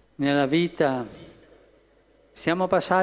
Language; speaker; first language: Italian; early bilingual, heritage; Spanish